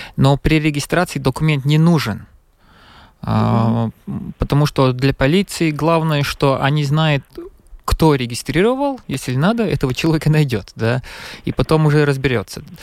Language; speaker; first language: Russian; non-native, local second language; Latvian